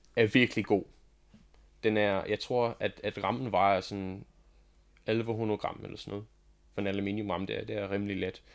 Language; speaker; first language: Danish; non-native, fluent; English